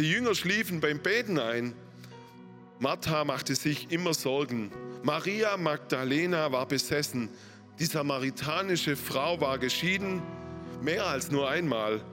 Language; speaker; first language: German; native; German